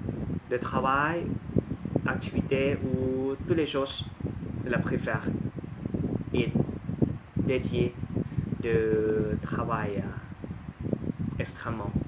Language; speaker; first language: French; non-native, learner; Thai